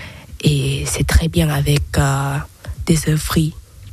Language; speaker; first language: French; non-native, learner; Thai